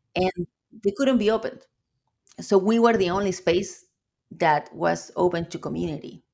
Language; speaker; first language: English; non-native, fluent; Spanish